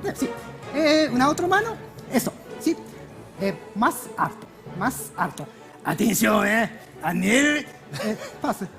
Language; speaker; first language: Spanish; non-native, learner; Japanese